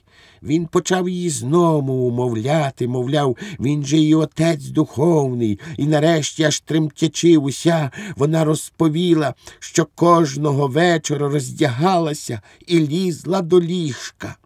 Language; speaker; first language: Ukrainian; native; Ukrainian